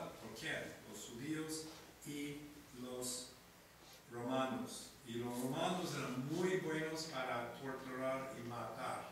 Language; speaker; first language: Spanish; non-native, fluent; English